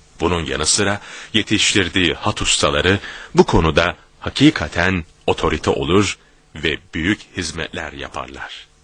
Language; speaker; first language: Turkish; native; Turkish